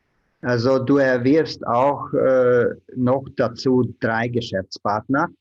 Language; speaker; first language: German; non-native, fluent; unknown